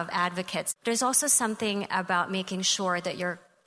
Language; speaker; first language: English; non-native, local second language; Filipino